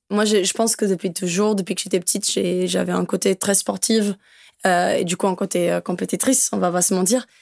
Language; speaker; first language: French; non-native, fluent; Portuguese